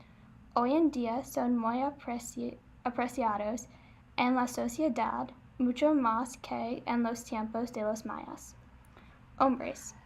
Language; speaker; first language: Spanish; non-native, learner; English